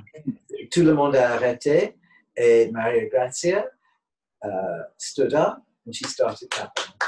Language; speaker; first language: French; non-native, fluent; English